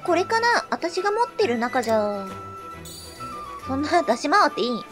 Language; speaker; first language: Japanese; native; Japanese